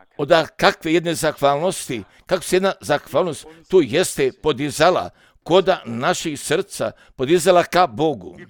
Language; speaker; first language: Croatian; early bilingual, heritage; Serbian